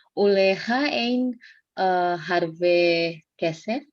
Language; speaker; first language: Hebrew; non-native, learner; Indonesian